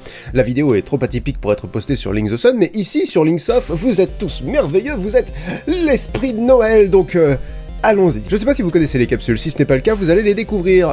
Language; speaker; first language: French; native; French